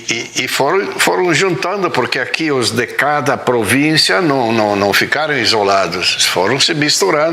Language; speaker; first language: Portuguese; non-native, local second language; Venetian